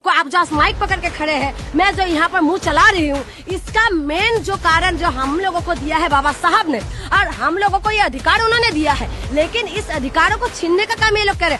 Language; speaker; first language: Hindi; non-native, local second language; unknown